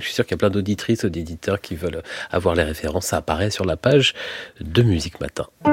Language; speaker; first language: French; native; French